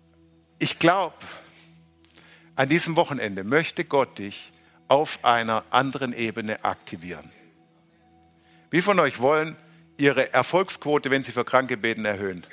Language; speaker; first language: German; native; German